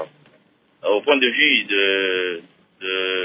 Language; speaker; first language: French; non-native, local second language; Lingala